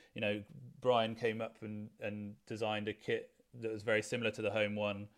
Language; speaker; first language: English; native; English